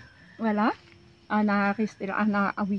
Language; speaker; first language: French; non-native, local second language; Javanese